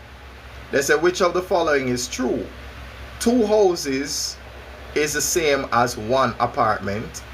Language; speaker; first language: English; native; English